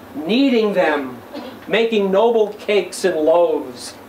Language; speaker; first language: English; native; English